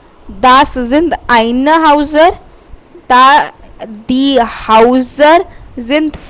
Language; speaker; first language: German; non-native, learner; Hindi